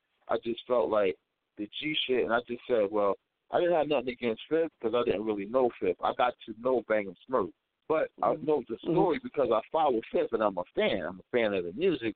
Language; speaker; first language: English; native; English